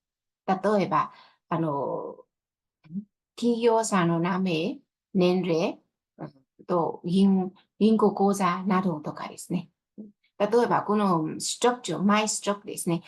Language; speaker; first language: Japanese; non-native, fluent; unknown